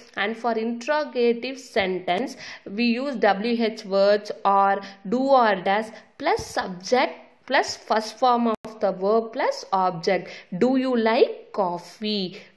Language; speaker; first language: English; non-native, local second language; Tamil